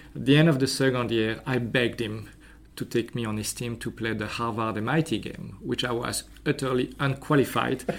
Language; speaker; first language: English; non-native, fluent; French